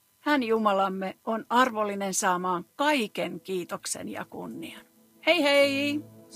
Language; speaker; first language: Finnish; native; Finnish